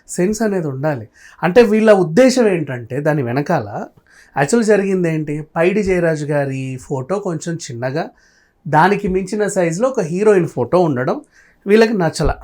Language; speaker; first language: Telugu; native; Telugu